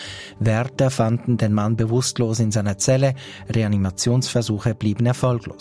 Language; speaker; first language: German; native; German